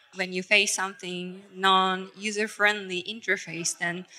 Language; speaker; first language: English; non-native, fluent; Japanese